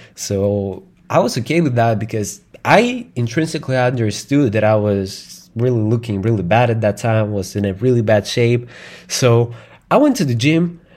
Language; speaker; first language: English; non-native, fluent; Russian